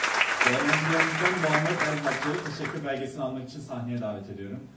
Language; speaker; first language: Turkish; native; Turkish